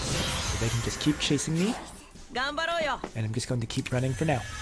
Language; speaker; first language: English; native; English